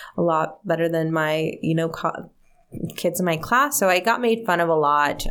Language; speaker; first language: English; early bilingual, other home language; Spanish